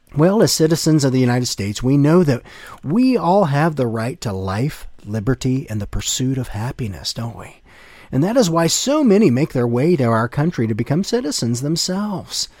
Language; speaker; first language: English; native; English